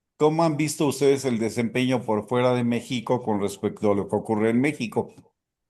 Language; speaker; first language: Spanish; native; Spanish